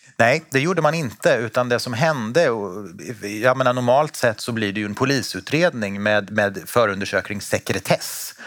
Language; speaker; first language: Swedish; native; Swedish